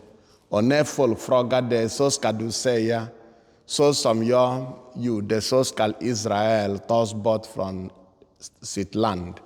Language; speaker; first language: Swedish; non-native, fluent; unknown